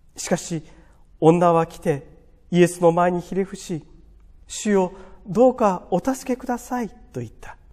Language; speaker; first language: Japanese; native; Japanese